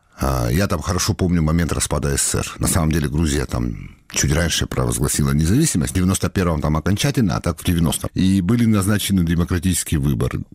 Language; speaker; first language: Russian; non-native, local second language; Georgian